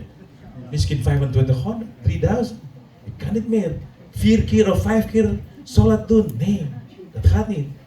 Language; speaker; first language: Dutch; non-native, learner; Indonesian